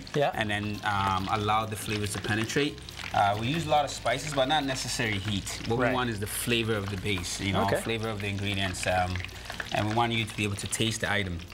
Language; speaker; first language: English; native; English